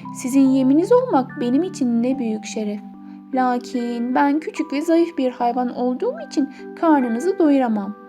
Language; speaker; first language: Turkish; native; Turkish